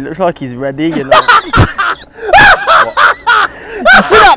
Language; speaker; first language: English; native; English